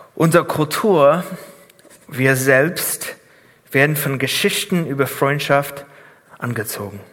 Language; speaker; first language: German; non-native, fluent; English